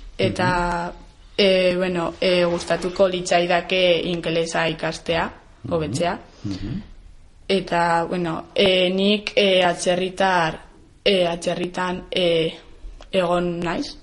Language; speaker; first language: Basque; non-native, learner; Spanish